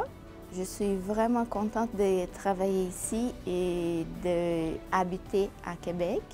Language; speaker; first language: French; non-native, fluent; Portuguese